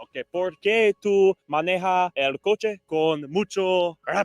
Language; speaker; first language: Spanish; non-native, learner; English